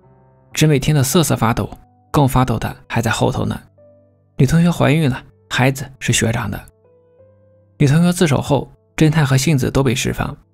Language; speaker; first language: Chinese; native; Chinese